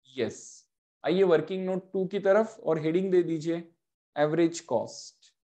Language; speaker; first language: Hindi; non-native, local second language; Marathi